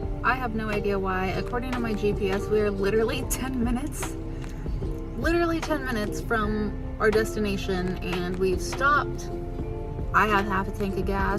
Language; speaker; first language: English; native; English